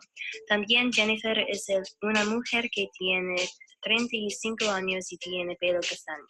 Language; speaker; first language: Spanish; non-native, learner; English